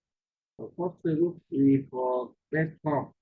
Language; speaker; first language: English; non-native, learner; Vietnamese